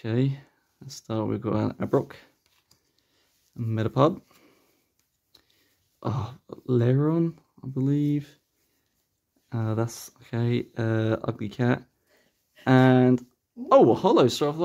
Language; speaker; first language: English; native; English